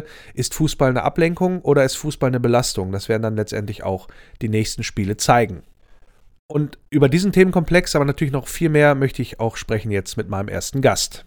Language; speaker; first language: German; native; German